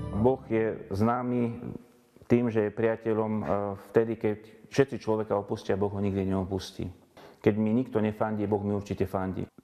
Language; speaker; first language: Slovak; native; Slovak